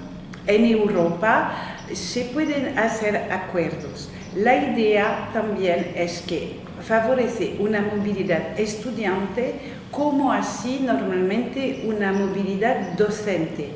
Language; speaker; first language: Spanish; non-native, fluent; French